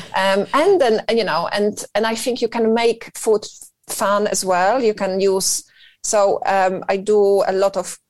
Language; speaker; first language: English; non-native, fluent; Polish